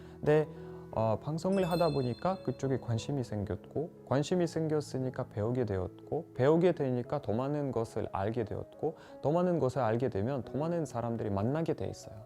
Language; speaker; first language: Korean; non-native, fluent; Russian